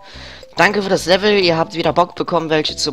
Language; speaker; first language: German; native; German